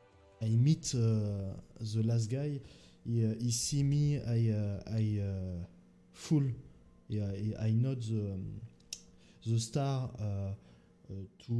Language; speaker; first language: English; non-native, learner; French